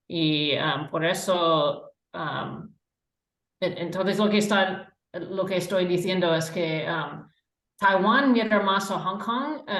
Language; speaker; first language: Spanish; non-native, fluent; English